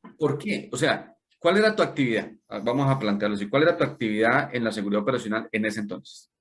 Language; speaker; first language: Spanish; native; Spanish